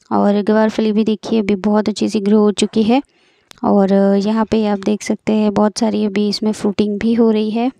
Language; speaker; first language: Hindi; native; Hindi